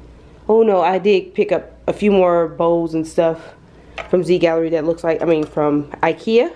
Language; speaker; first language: English; native; English